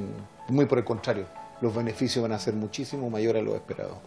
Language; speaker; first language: Spanish; native; Spanish